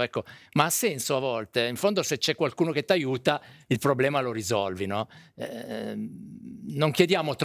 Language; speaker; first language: Italian; native; Italian